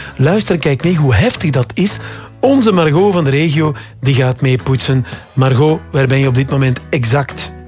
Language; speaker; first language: Dutch; native; Dutch